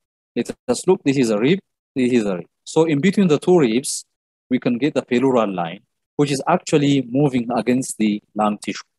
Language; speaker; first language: English; non-native, local second language; Amharic